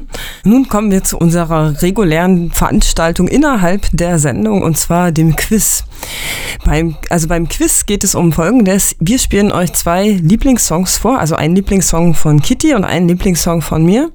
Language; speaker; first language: German; native; German